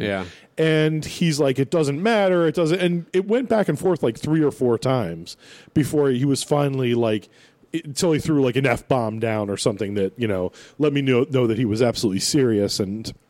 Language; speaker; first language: English; native; English